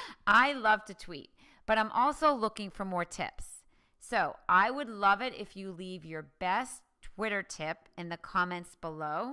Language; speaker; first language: English; native; English